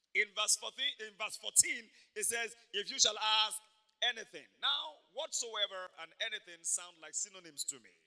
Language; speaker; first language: English; non-native, local second language; Yoruba